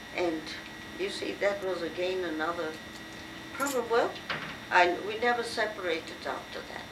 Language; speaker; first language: English; non-native, fluent; French